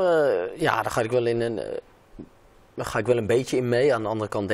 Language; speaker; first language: Dutch; native; Dutch